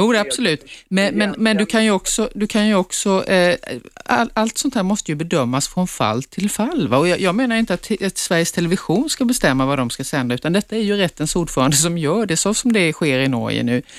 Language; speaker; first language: Swedish; native; Swedish